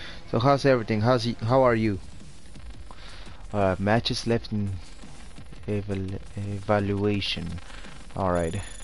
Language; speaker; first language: English; non-native, fluent; Spanish